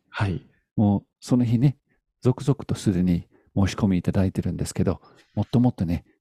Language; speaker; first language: Japanese; non-native, fluent; English